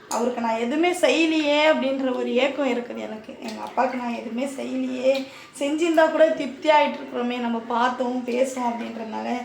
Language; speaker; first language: Tamil; native; Tamil